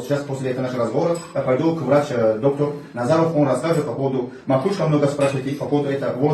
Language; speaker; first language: Russian; non-native, learner; Tajik